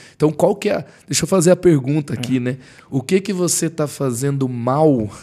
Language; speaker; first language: Portuguese; native; Portuguese